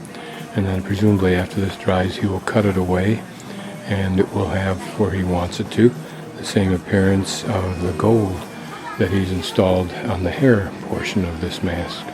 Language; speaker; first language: English; native; English